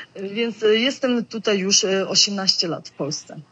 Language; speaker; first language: Polish; early bilingual, other home language; Ukrainian